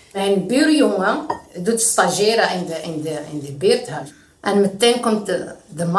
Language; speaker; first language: Dutch; non-native, learner; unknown